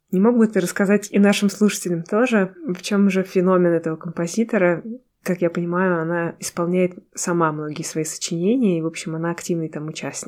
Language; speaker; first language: Russian; native; Russian